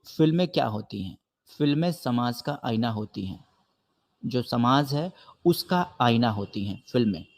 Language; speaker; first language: Hindi; native; Hindi